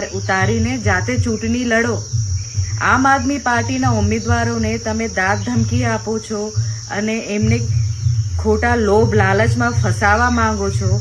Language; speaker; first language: Gujarati; non-native, local second language; Rathawi